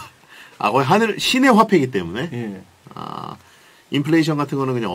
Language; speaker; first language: Korean; native; Korean